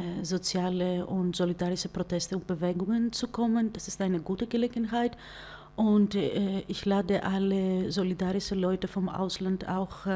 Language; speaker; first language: German; non-native, fluent; Greek